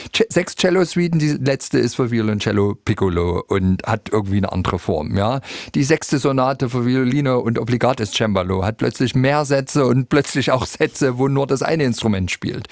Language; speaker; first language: German; native; German